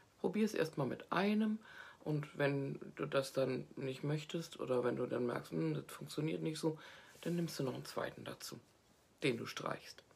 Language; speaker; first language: German; native; German